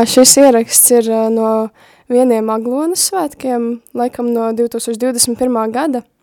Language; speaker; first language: Latvian; native; Latvian